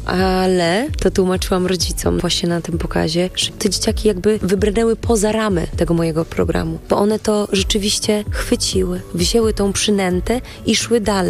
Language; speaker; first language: Polish; native; Polish